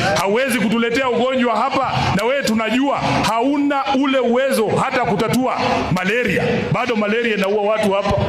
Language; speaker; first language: Swahili; native; Swahili